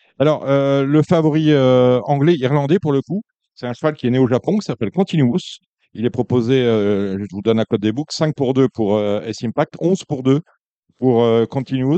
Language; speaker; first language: French; native; French